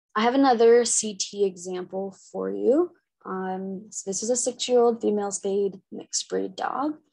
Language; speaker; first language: English; native; English